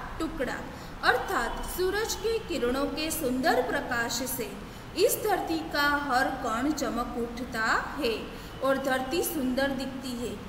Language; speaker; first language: Hindi; non-native, local second language; Gujarati